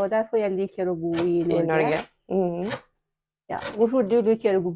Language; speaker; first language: Norwegian; non-native, fluent; Persian